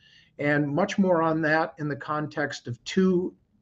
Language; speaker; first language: English; native; English